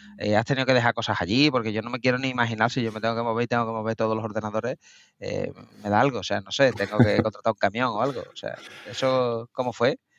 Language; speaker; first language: Spanish; native; Spanish